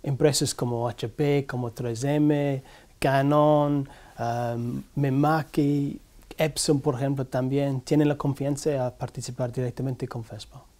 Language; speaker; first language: Spanish; non-native, learner; English